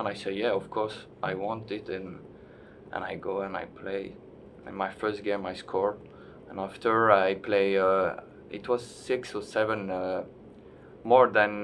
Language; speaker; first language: English; non-native, learner; French